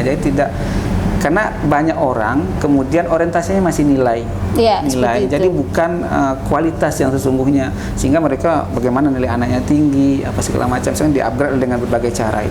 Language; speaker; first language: Indonesian; native; Indonesian